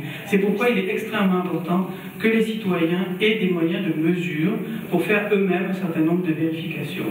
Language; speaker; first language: French; native; French